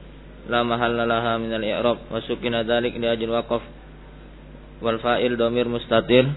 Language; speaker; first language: Arabic; non-native, learner; Indonesian